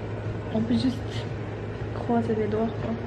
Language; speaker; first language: French; non-native, learner; Japanese